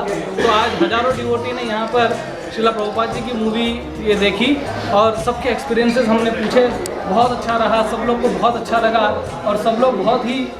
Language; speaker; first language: Hindi; native; Hindi